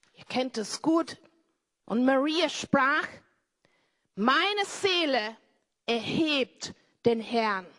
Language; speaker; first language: German; non-native, fluent; English